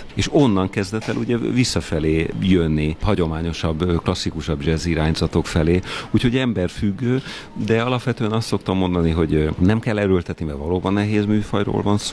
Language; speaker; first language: Hungarian; native; Hungarian